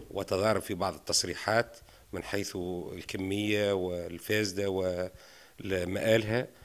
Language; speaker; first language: Arabic; native; Arabic